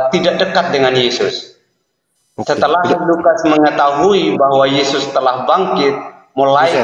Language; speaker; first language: Indonesian; native; Indonesian